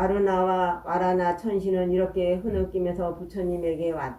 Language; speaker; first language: Korean; native; Korean